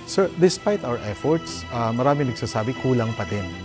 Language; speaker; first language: Filipino; native; Filipino